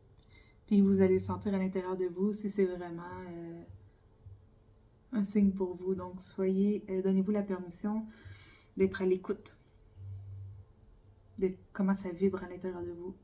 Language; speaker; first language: French; native; French